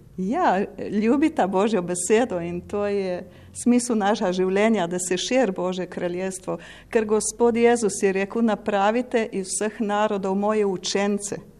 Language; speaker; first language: Slovenian; native; Slovenian